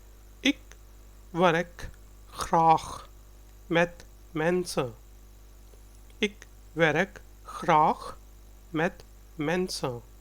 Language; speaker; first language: Dutch; non-native, learner; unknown